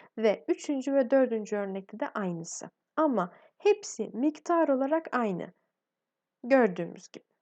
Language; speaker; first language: Turkish; native; Turkish